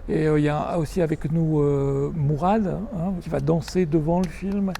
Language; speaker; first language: French; native; French